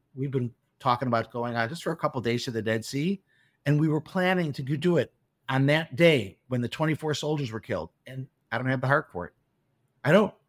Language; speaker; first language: English; native; English